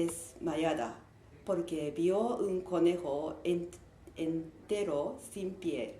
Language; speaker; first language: Spanish; non-native, learner; Japanese